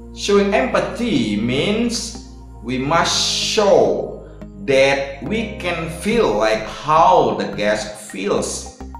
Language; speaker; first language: English; non-native, fluent; Indonesian